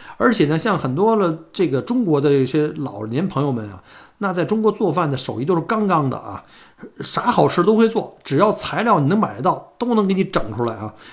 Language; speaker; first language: Chinese; native; Chinese